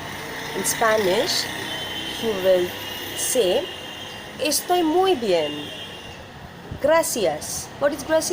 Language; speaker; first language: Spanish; non-native, fluent; Bangla